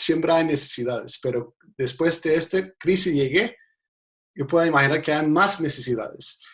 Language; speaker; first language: Spanish; non-native, fluent; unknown